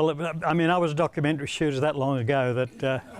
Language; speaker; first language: English; native; English